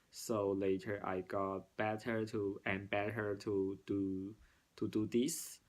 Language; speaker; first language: English; non-native, learner; Cantonese